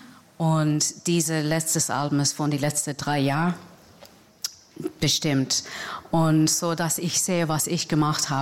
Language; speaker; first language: German; non-native, fluent; English